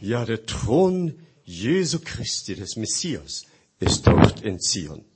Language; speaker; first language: German; non-native, fluent; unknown